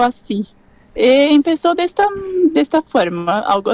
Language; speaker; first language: Spanish; non-native, learner; Portuguese